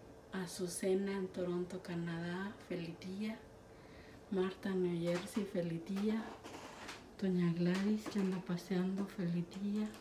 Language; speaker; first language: Spanish; native; Spanish